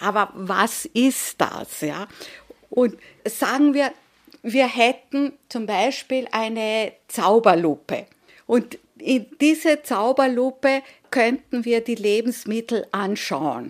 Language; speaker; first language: German; early bilingual, other home language; Spanish